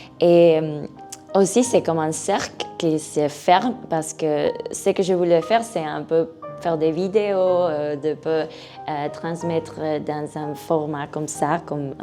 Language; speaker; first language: French; non-native, learner; Spanish